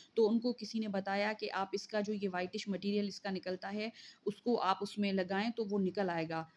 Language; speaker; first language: Urdu; non-native, local second language; Sindhi